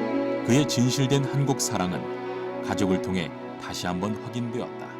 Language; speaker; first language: Korean; native; Korean